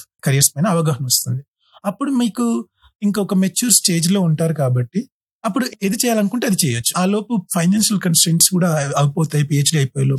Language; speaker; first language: Telugu; native; Telugu